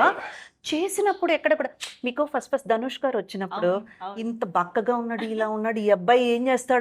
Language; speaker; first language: Telugu; native; Telugu